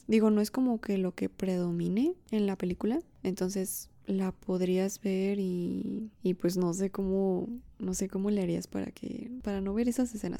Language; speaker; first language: Spanish; native; Spanish